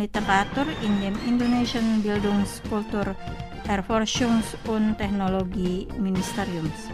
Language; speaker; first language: German; non-native, fluent; Indonesian